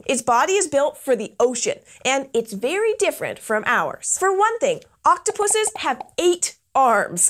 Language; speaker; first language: English; native; English